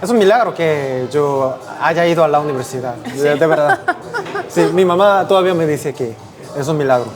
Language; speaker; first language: Spanish; non-native, fluent; Korean